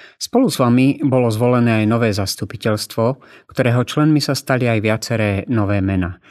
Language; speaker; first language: Slovak; native; Slovak